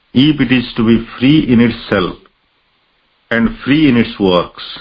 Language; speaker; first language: English; non-native, local second language; Odia